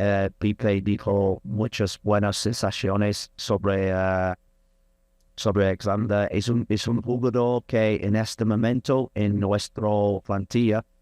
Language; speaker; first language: Spanish; non-native, learner; English